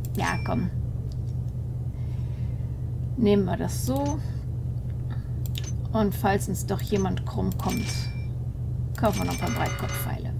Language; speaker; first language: German; native; German